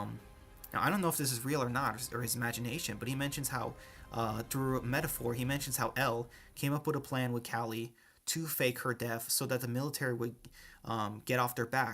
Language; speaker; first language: English; native; English